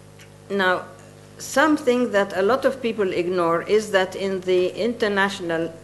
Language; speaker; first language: English; non-native, fluent; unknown